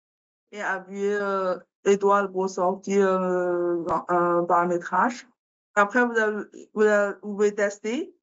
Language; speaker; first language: French; non-native, learner; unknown